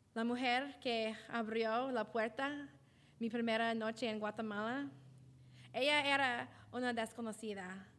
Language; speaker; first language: Spanish; non-native, learner; English